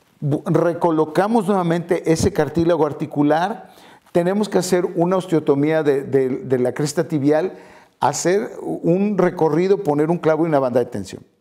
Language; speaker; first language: Spanish; native; Spanish